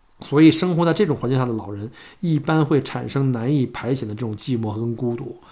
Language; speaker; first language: Chinese; native; Chinese